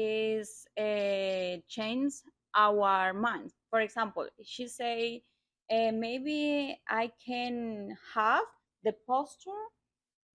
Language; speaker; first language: English; non-native, learner; Spanish